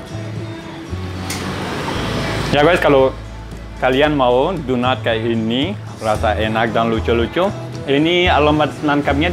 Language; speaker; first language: Indonesian; non-native, learner; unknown